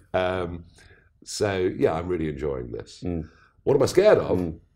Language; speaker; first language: English; native; English